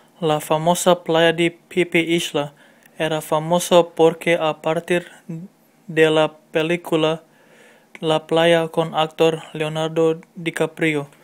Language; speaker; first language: Spanish; non-native, learner; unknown